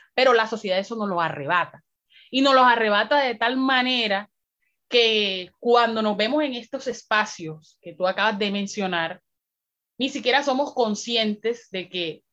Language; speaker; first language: Spanish; native; Spanish